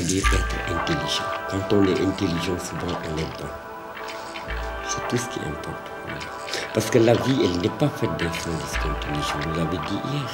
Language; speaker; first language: French; non-native, local second language; Wolof